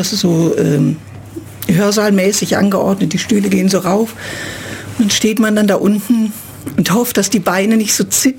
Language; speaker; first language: German; native; German